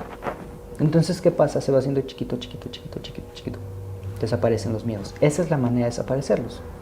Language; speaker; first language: Spanish; native; Spanish